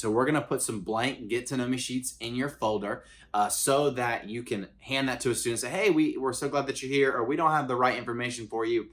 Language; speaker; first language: English; native; English